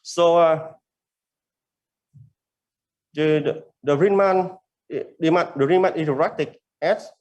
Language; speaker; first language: English; non-native, learner; Vietnamese